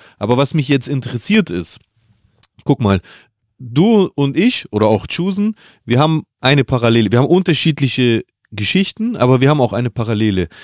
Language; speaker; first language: German; early bilingual, other home language; Greek